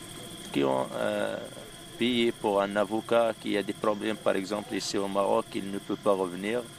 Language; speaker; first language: French; non-native, local second language; Arabic